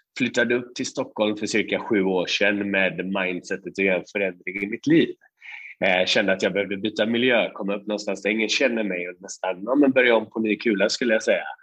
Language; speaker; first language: Swedish; early bilingual, other home language; Persian